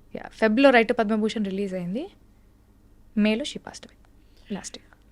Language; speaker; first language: Telugu; native; Telugu